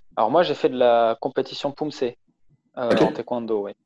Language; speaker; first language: French; native; French